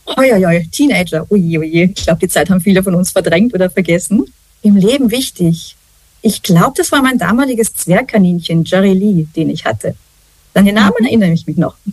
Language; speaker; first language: German; native; German